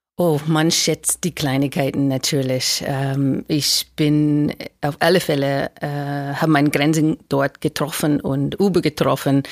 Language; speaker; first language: German; non-native, fluent; English